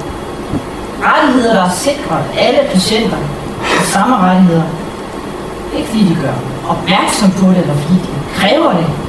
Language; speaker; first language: Danish; native; Danish